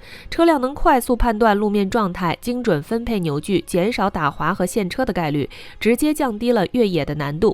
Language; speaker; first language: Chinese; native; Chinese